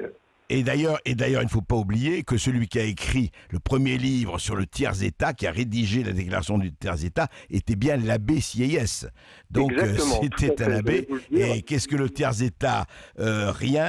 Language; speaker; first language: French; native; French